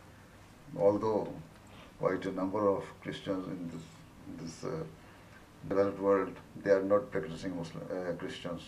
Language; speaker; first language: English; non-native, local second language; Urdu